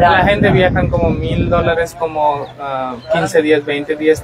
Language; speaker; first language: Spanish; non-native, learner; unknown